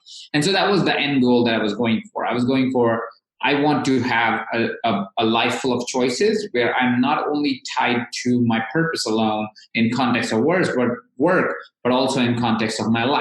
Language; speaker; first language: English; non-native, local second language; Hindi